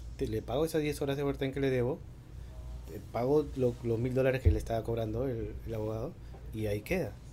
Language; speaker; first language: Spanish; native; Spanish